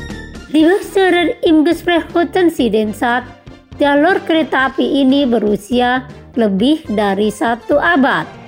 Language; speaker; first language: German; non-native, fluent; Indonesian